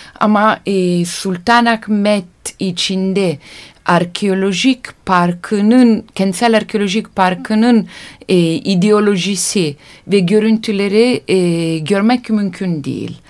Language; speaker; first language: Turkish; non-native, learner; Italian